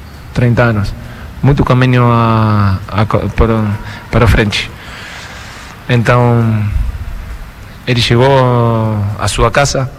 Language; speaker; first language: Portuguese; non-native, fluent; Spanish